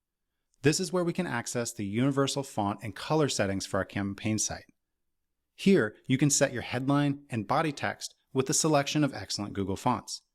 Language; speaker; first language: English; native; English